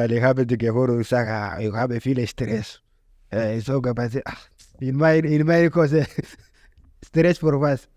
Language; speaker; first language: German; non-native, learner; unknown